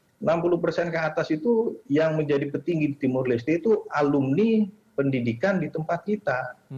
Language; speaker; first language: Indonesian; native; Indonesian